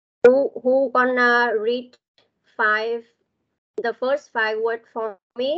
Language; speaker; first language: English; non-native, learner; Vietnamese